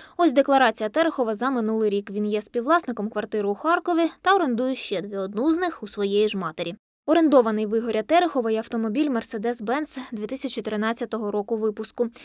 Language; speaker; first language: Ukrainian; native; Ukrainian